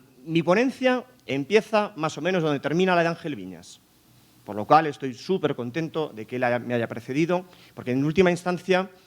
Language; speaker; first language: Spanish; native; Spanish